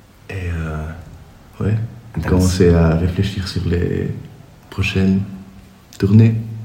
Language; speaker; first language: French; non-native, learner; German